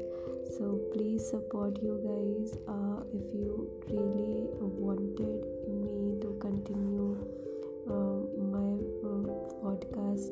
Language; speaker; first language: English; non-native, local second language; Hindi